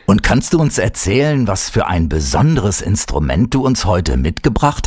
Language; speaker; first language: German; native; German